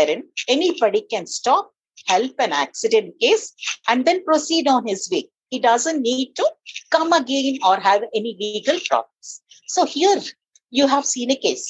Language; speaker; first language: English; non-native, local second language; Telugu